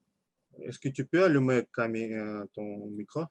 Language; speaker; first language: French; non-native, learner; Russian